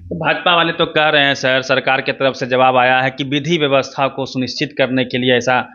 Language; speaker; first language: Hindi; native; Hindi